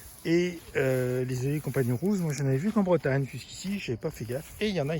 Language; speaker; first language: French; native; French